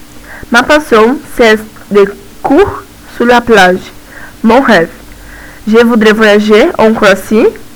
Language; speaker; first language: French; non-native, learner; Portuguese